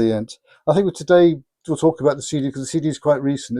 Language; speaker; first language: English; native; English